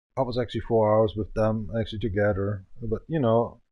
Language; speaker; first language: English; non-native, learner; German